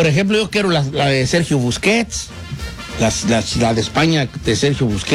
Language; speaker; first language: Spanish; native; Spanish